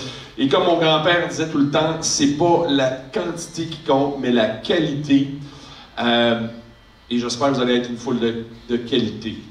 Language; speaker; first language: French; native; French